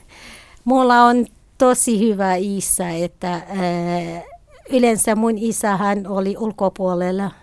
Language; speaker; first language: Finnish; non-native, learner; Kurdish